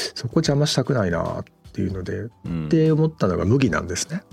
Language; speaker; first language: Japanese; native; Japanese